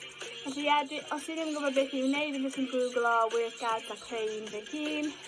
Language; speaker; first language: Welsh; non-native, local second language; English